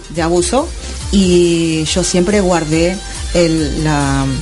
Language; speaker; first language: Spanish; native; Spanish